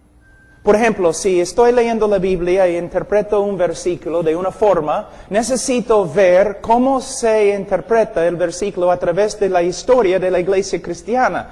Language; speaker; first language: Spanish; non-native, fluent; English